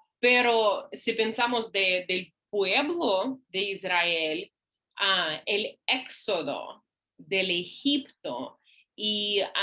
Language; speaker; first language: Spanish; non-native, fluent; English